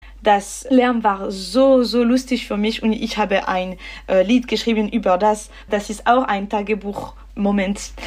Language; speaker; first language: German; non-native, local second language; French